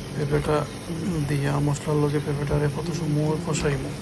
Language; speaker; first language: Bangla; non-native, local second language; Sylheti